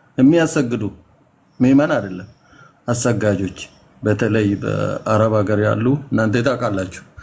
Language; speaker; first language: Amharic; non-native, local second language; Oromo